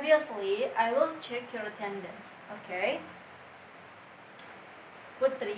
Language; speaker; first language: English; non-native, learner; Indonesian